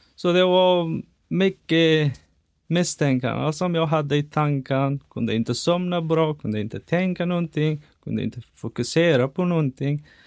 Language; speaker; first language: Swedish; non-native, fluent; Persian